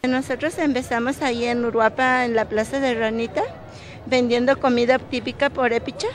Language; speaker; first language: Spanish; non-native, local second language; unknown